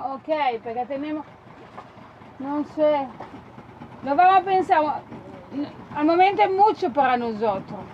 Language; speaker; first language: Spanish; non-native, learner; Italian